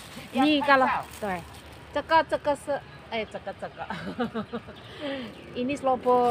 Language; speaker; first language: Indonesian; native; Indonesian